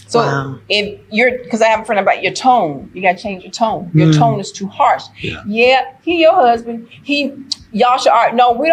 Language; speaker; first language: English; native; English